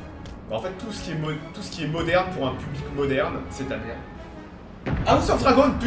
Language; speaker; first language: French; native; French